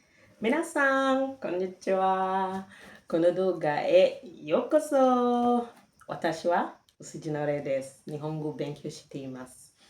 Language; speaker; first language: Japanese; non-native, learner; English